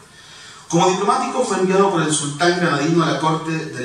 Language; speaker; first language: Spanish; native; Spanish